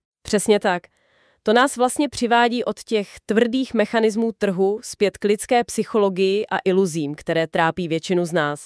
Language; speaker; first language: Czech; native; Czech